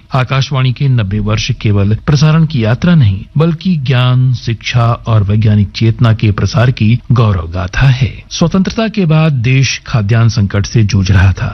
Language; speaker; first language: Hindi; native; Hindi